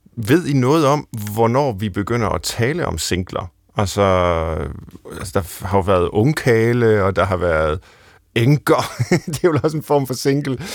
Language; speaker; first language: Danish; native; Danish